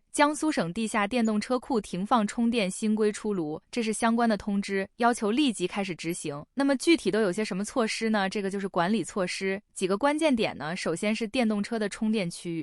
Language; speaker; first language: Chinese; native; Chinese